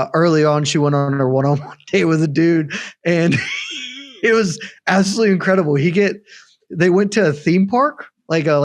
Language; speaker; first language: English; native; English